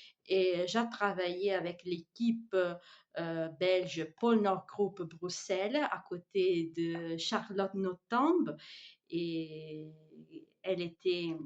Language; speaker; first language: French; non-native, fluent; Italian